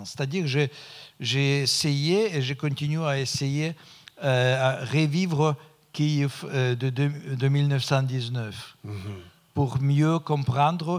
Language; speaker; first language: French; non-native, fluent; Russian